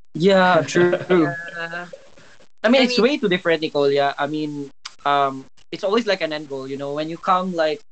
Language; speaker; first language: English; non-native, local second language; Cebuano